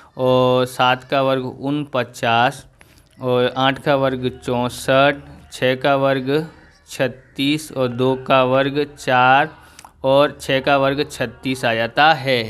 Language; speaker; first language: Hindi; non-native, local second language; Gujarati